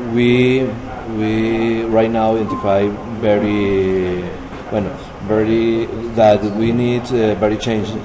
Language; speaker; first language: English; non-native, learner; Spanish